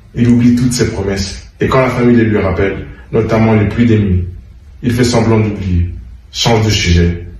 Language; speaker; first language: French; native; French